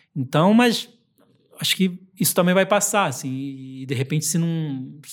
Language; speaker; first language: Portuguese; early bilingual, heritage; Portuguese